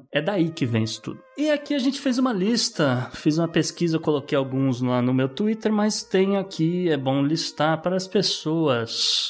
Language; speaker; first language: Portuguese; native; Portuguese